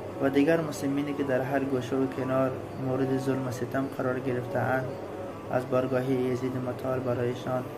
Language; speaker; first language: Persian; native; Persian